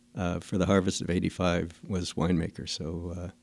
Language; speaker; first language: English; native; English